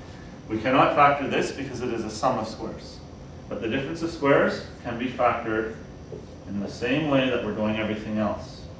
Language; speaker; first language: English; native; English